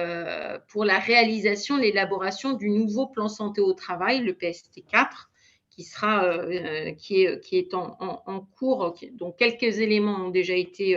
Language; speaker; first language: French; native; French